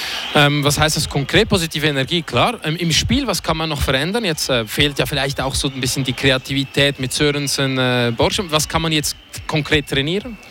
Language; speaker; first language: German; native; German